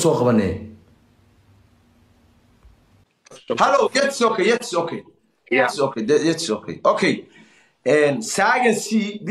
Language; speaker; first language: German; non-native, learner; Somali